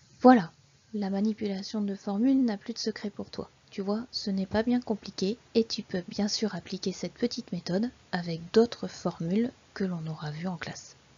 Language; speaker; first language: French; native; French